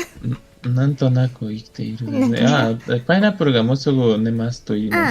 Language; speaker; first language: Japanese; non-native, fluent; Spanish